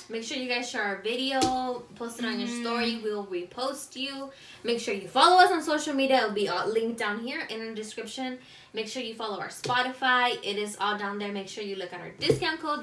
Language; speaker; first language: English; early bilingual, other home language; Spanish